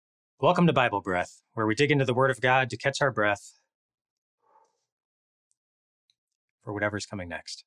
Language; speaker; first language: English; native; English